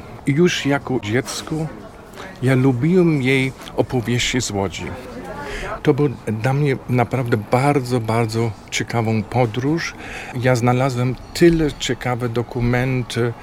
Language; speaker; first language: Polish; non-native, fluent; German